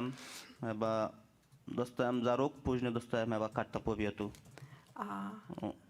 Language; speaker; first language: Polish; non-native, learner; Bangla